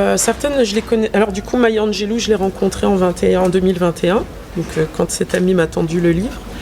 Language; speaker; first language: French; native; French